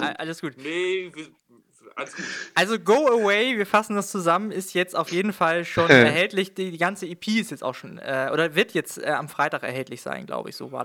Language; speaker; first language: German; native; German